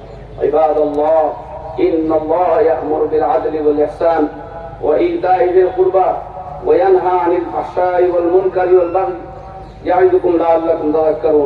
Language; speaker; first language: Arabic; non-native, fluent; Bangla